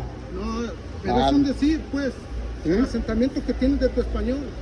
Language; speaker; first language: Spanish; native; Spanish